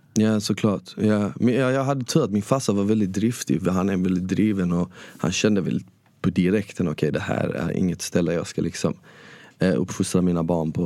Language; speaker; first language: Swedish; early bilingual, other home language; Bosnian